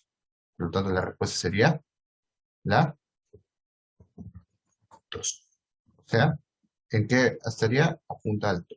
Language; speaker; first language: Spanish; native; Spanish